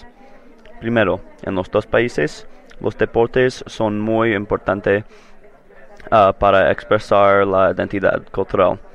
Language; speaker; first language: Spanish; non-native, learner; English